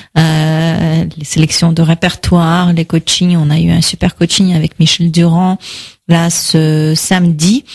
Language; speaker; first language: French; non-native, fluent; Russian